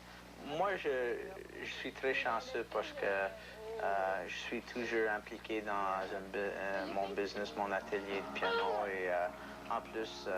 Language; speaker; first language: French; non-native, local second language; English